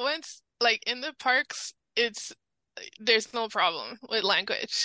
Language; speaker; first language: English; non-native, fluent; French